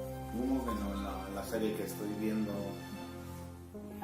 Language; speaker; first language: Spanish; non-native, fluent; Polish